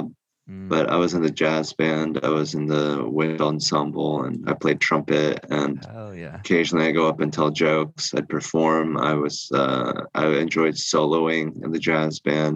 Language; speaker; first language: English; early bilingual, other home language; Korean